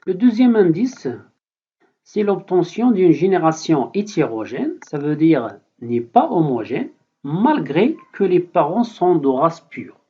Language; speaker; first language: French; non-native, local second language; Arabic